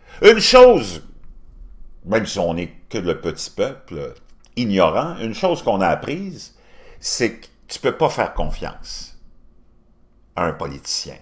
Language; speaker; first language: French; native; French